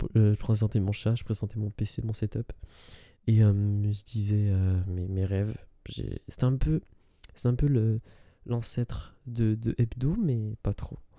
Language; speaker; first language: French; early bilingual, other home language; Arabic